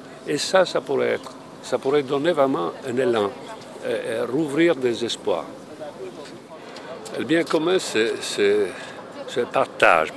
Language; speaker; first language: French; non-native, fluent; Italian